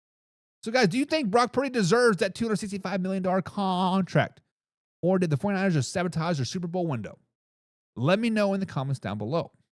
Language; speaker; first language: English; native; English